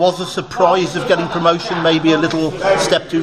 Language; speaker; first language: English; native; English